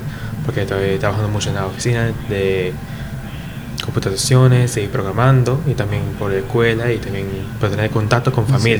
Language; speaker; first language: Spanish; early bilingual, heritage; English